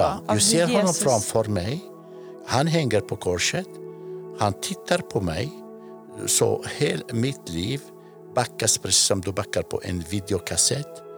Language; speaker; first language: Swedish; non-native, fluent; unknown